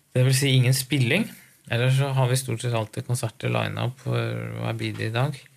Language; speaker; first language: Norwegian; native; Norwegian